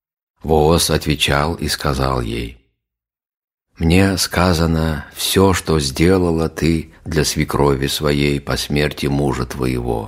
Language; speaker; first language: Russian; native; Russian